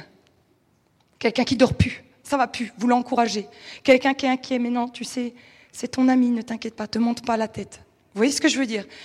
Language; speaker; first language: French; native; French